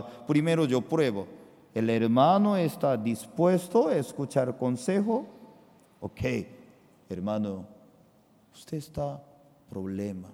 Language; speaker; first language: Spanish; non-native, fluent; Korean